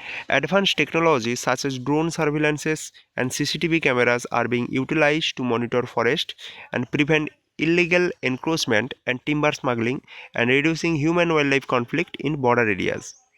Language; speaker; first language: English; non-native, local second language; Bangla